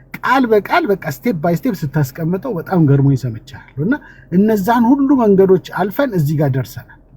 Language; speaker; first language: Amharic; native; Amharic